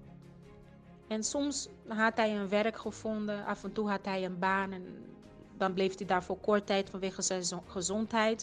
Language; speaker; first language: Dutch; early bilingual, other home language; Portuguese